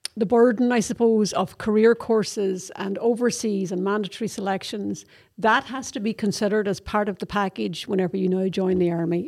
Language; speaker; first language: English; native; English